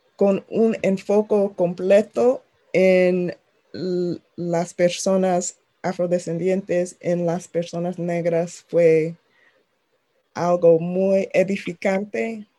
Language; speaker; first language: Spanish; non-native, fluent; English